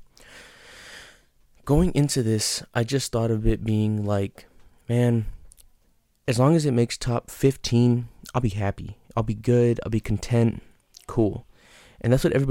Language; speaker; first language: English; native; English